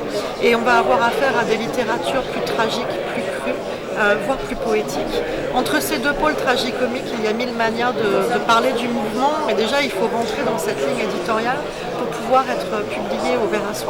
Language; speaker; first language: French; native; French